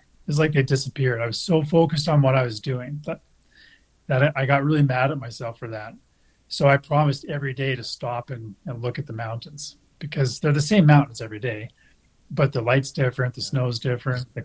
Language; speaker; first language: English; native; English